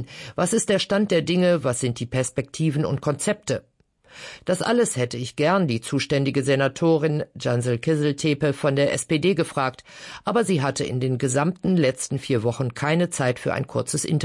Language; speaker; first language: German; native; German